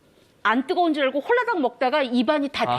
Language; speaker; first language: Korean; native; Korean